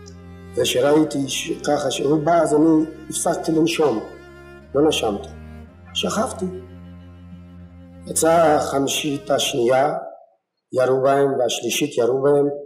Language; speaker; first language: Hebrew; non-native, fluent; Yiddish